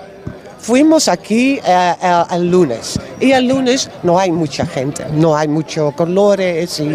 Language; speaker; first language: Spanish; non-native, learner; Dutch